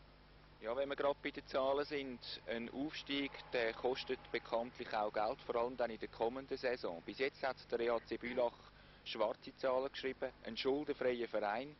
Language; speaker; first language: German; native; German